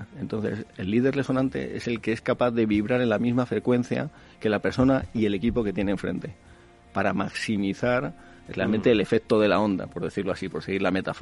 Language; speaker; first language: Spanish; native; Spanish